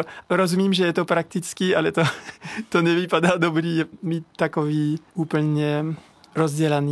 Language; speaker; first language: Czech; non-native, fluent; French